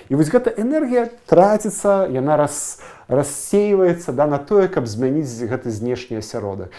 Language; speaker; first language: Belarusian; native; Belarusian